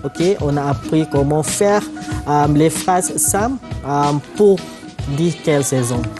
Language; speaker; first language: French; non-native, fluent; Malay